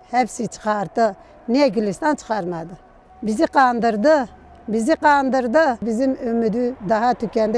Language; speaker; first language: Turkish; non-native, local second language; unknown